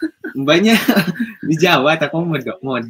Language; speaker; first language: Indonesian; native; Indonesian